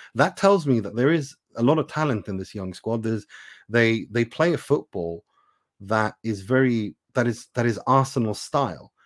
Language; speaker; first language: English; non-native, fluent; Persian